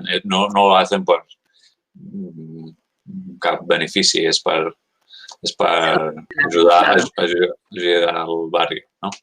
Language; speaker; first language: Spanish; non-native, fluent; English